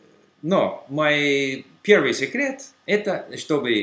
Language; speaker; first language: Russian; non-native, learner; English